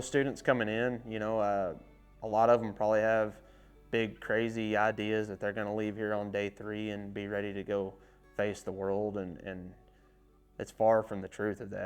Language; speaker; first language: English; native; English